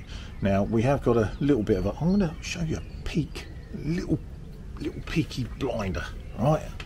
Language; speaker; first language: English; native; English